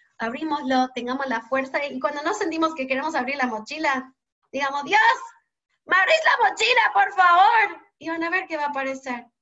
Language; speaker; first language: Spanish; non-native, fluent; English